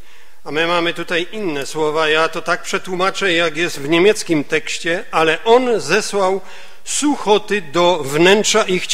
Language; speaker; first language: Polish; native; Polish